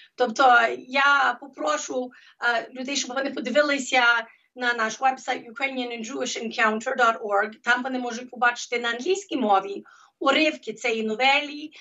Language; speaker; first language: Ukrainian; early bilingual, heritage; Ukrainian